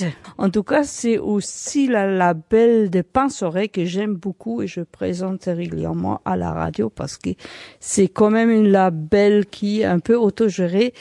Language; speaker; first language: French; non-native, fluent; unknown